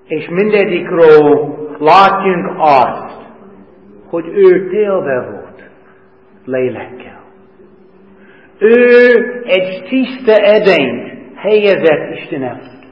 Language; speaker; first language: Hungarian; non-native, fluent; English